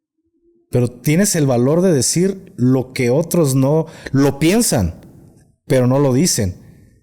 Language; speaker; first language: Spanish; native; Spanish